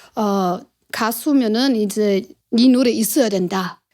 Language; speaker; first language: Korean; non-native, fluent; German